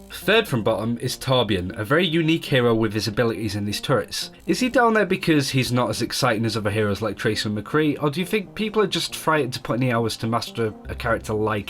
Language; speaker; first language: English; native; English